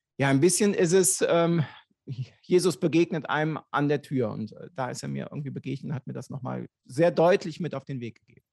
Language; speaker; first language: German; native; German